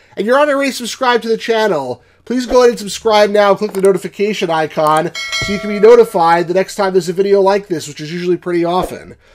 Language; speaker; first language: English; native; English